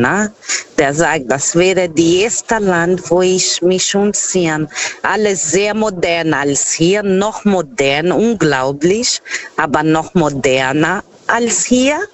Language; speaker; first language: German; non-native, fluent; Portuguese